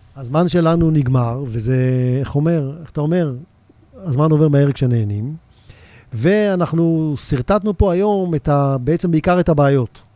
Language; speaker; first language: Hebrew; native; Hebrew